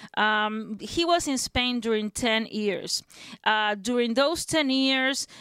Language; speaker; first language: English; non-native, fluent; Spanish